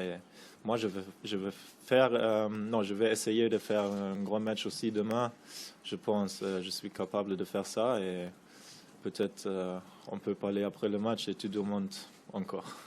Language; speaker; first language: French; non-native, fluent; German